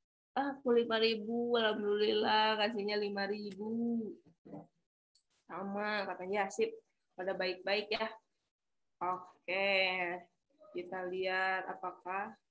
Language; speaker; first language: Indonesian; native; Indonesian